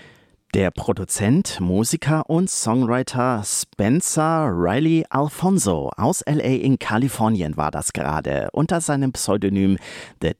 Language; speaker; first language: German; native; German